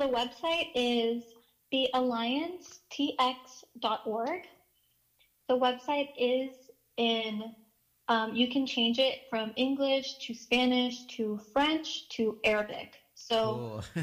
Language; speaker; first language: English; native; English